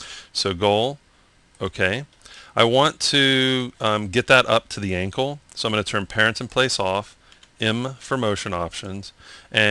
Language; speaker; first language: English; native; English